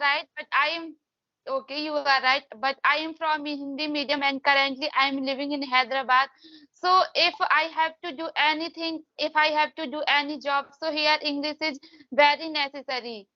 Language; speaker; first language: English; non-native, learner; Hindi